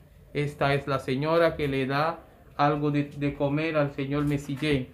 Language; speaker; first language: Spanish; native; Spanish